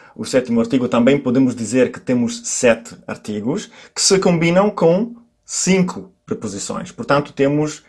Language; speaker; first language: Portuguese; non-native, fluent; Italian